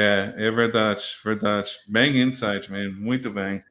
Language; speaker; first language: Portuguese; non-native, learner; English